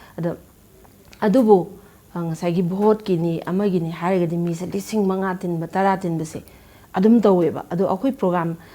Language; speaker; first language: Manipuri; native; Manipuri